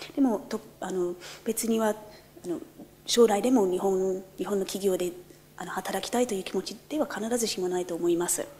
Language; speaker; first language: Japanese; non-native, fluent; English